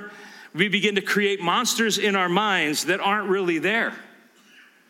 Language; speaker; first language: English; native; English